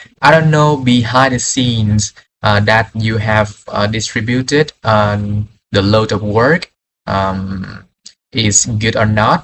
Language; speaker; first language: English; non-native, fluent; Vietnamese